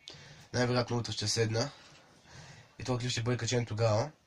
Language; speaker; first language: Bulgarian; native; Bulgarian